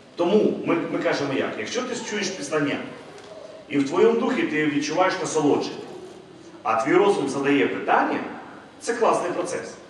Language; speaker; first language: Ukrainian; non-native, local second language; Russian